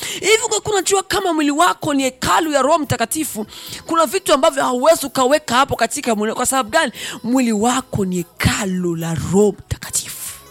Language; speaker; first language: Swahili; non-native, local second language; Rundi